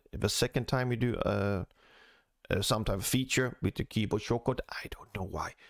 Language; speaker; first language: English; non-native, fluent; Swedish